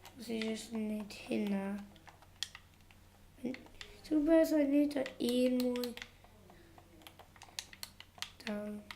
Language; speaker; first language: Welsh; non-native, local second language; English